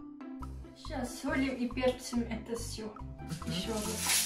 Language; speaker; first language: Russian; early bilingual, heritage; Russian